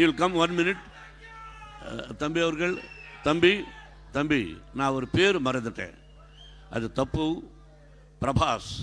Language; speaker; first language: Tamil; non-native, learner; Telugu